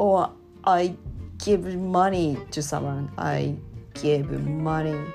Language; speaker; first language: English; non-native, learner; Japanese